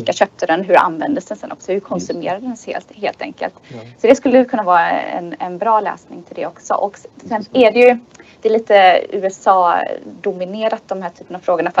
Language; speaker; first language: Swedish; native; Swedish